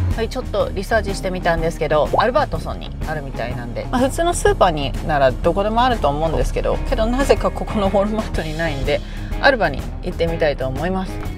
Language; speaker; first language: Japanese; native; Japanese